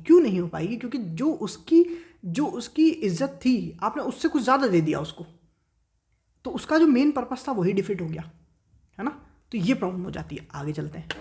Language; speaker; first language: Urdu; native; Urdu